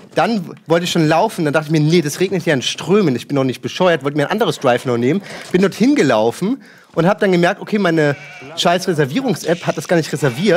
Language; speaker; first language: German; native; German